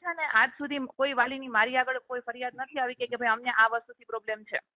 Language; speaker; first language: Gujarati; native; Gujarati